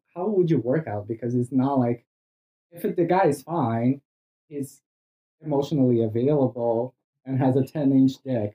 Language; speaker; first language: English; non-native, fluent; Portuguese